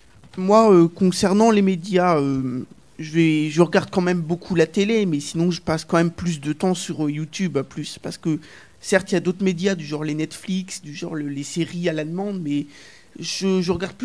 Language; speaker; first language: French; native; French